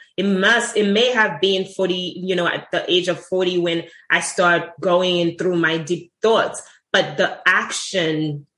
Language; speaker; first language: English; non-native, fluent; Haitian Creole